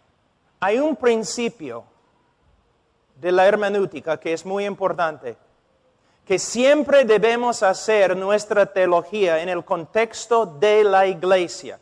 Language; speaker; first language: Spanish; non-native, fluent; English